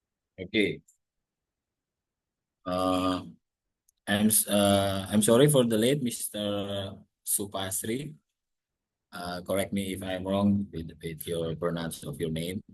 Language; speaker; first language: English; non-native, learner; Indonesian